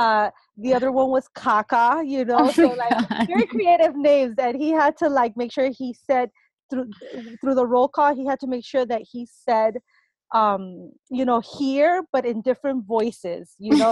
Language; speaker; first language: English; early bilingual, other home language; Spanish